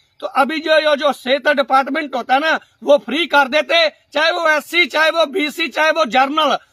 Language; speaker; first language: Hindi; non-native, local second language; Punjabi